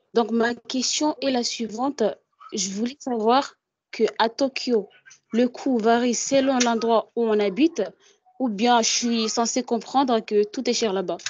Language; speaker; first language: French; non-native, local second language; Arabic